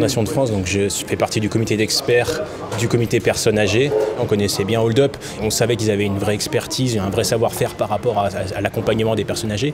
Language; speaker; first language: French; native; French